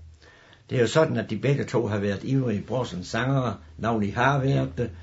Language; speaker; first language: Danish; native; Danish